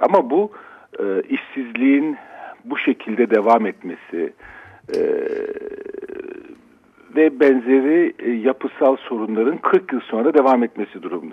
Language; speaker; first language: Turkish; native; Turkish